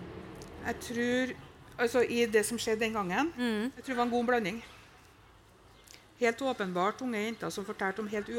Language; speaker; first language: Norwegian; native; Norwegian